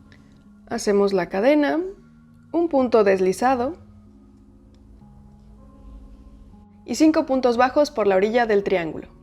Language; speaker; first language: Spanish; native; Spanish